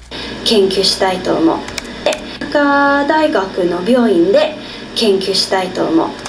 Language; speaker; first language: Japanese; non-native, learner; English